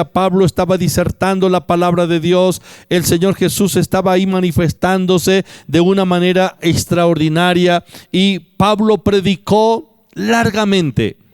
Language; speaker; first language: Spanish; native; Spanish